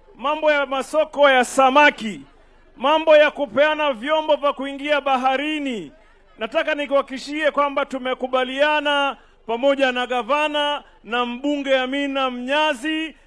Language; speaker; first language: Swahili; native; Swahili